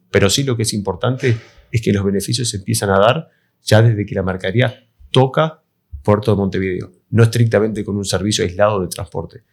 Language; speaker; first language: Spanish; native; Spanish